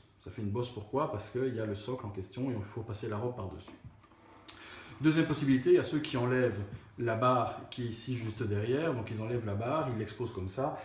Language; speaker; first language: French; native; French